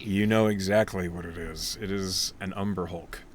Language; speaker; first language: English; native; English